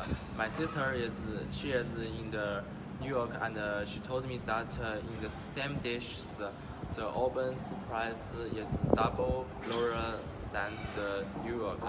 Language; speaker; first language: English; non-native, learner; Chinese